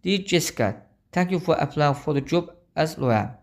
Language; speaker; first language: English; non-native, fluent; Azerbaijani